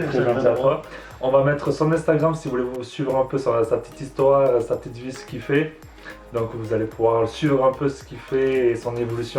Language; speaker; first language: French; native; French